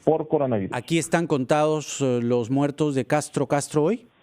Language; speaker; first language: Spanish; native; Spanish